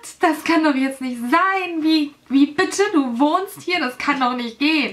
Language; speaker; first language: German; native; German